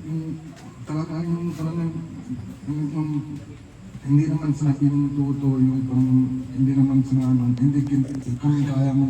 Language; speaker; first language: Filipino; non-native, learner; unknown